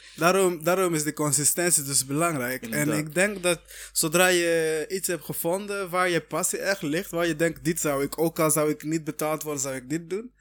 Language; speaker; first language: Dutch; early bilingual, other home language; Kinyarwanda